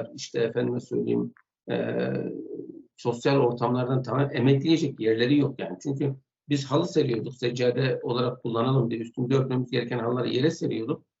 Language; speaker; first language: Turkish; non-native, local second language; Kurdish